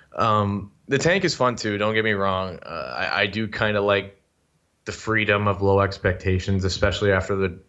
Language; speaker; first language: English; native; English